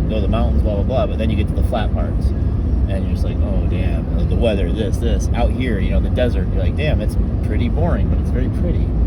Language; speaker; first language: English; native; English